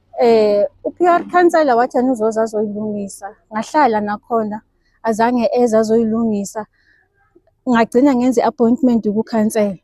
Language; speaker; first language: Zulu; native; Zulu